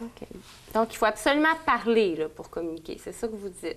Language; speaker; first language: French; native; French